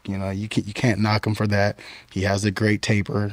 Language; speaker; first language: English; native; English